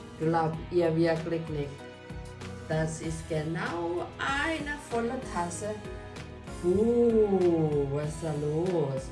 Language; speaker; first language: German; non-native, learner; Thai